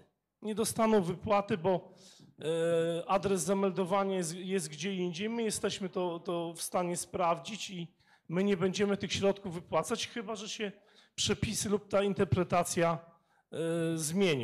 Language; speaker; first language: Polish; native; Polish